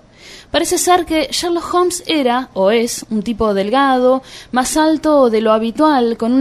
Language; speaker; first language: Spanish; native; Spanish